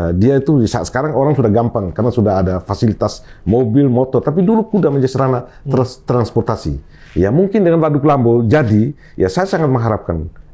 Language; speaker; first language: Indonesian; non-native, local second language; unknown